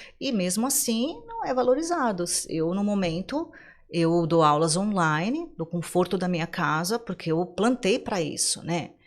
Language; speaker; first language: Portuguese; native; Portuguese